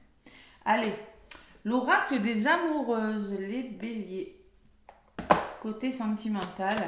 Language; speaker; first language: French; native; French